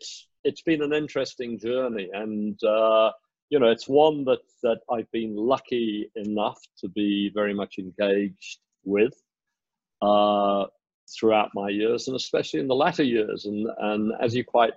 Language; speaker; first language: English; native; English